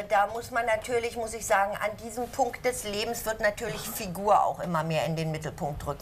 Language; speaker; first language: German; native; German